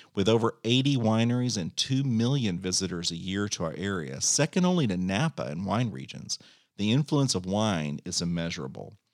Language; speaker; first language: English; native; English